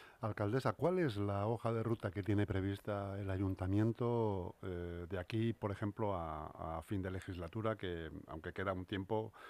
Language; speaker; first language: Spanish; native; Spanish